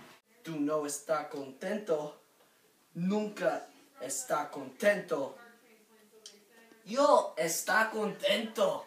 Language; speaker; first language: Spanish; non-native, learner; English